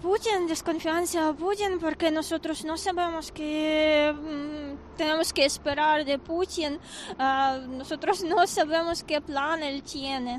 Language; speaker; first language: Spanish; non-native, fluent; Ukrainian